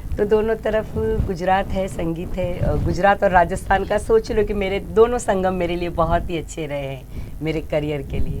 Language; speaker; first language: Hindi; non-native, local second language; Gujarati